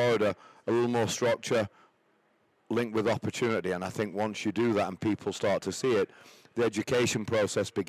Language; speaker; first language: English; native; English